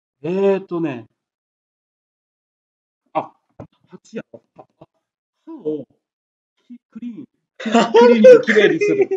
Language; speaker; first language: Japanese; native; Japanese